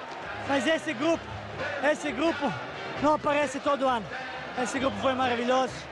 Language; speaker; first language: Portuguese; non-native, fluent; Serbian